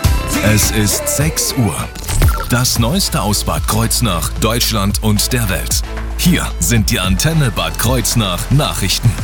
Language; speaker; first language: German; native; German